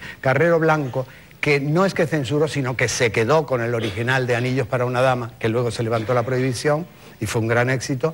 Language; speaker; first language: Spanish; native; Spanish